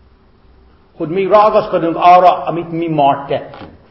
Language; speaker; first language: Hungarian; non-native, fluent; English